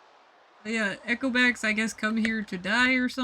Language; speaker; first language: English; native; English